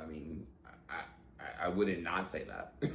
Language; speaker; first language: English; native; English